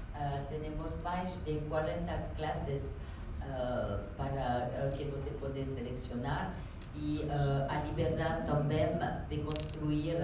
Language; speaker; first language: Portuguese; non-native, learner; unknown